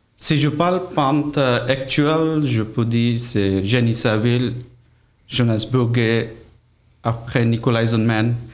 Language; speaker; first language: French; non-native, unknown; Bangla